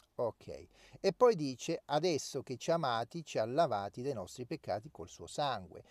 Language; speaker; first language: Italian; native; Italian